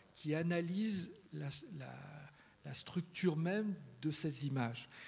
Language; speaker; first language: French; early bilingual, heritage; Spanish